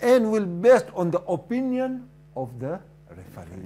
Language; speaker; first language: English; non-native, local second language; Swahili